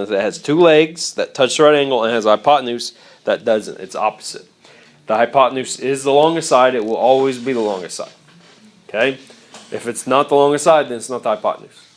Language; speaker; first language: English; native; English